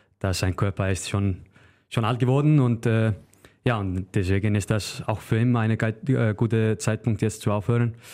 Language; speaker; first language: German; non-native, learner; Icelandic